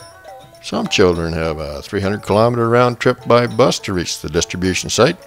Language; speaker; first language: English; native; English